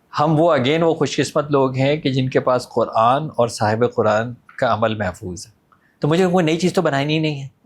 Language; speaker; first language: Urdu; native; Urdu